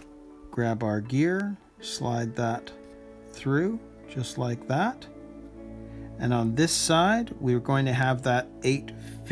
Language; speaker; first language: English; native; English